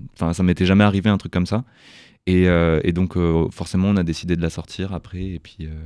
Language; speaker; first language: French; native; French